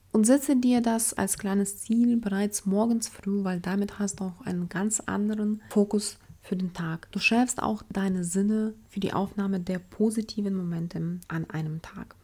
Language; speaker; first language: German; non-native, fluent; Ukrainian